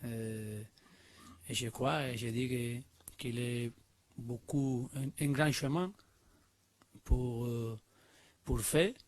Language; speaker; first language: French; non-native, learner; Spanish